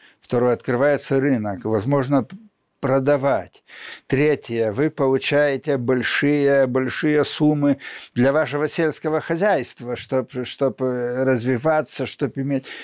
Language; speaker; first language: Russian; non-native, local second language; Lithuanian